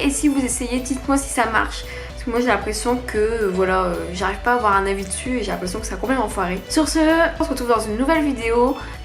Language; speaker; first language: French; native; French